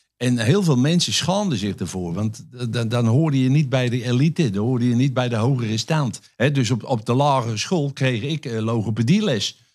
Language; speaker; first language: Dutch; native; Dutch